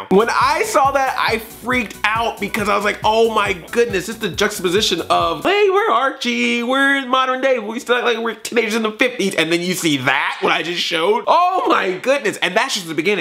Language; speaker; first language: English; native; English